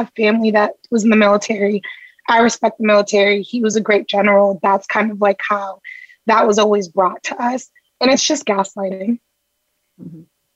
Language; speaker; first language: English; native; English